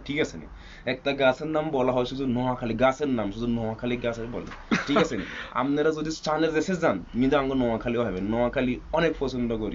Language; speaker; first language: Bangla; non-native, fluent; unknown